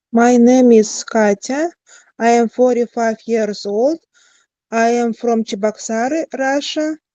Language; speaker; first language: English; non-native, learner; Russian